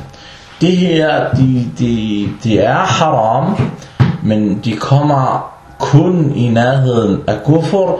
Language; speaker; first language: Danish; early bilingual, other home language; Arabic